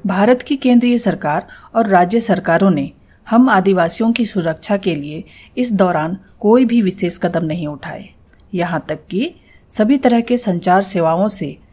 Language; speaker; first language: Hindi; non-native, local second language; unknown